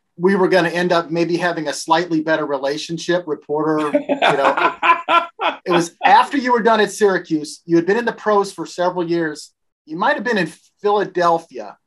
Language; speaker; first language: English; native; English